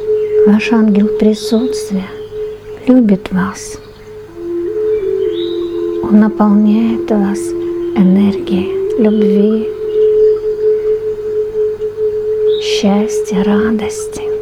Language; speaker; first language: Russian; native; Russian